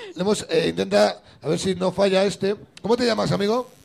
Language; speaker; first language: Spanish; native; Spanish